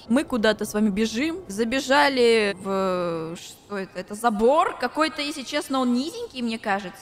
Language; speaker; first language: Russian; native; Russian